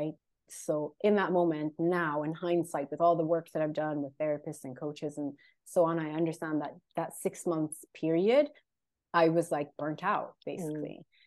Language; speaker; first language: English; non-native, fluent; Swedish